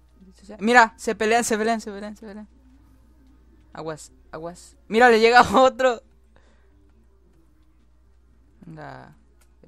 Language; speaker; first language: Spanish; native; Spanish